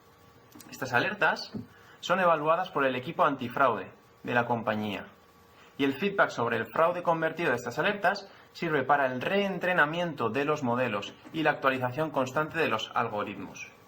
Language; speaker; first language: Spanish; native; Spanish